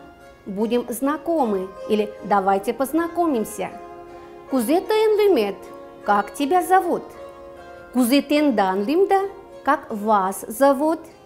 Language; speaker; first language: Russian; non-native, local second language; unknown